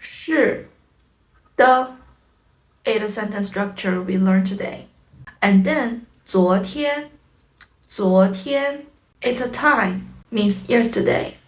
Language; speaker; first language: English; non-native, fluent; Chinese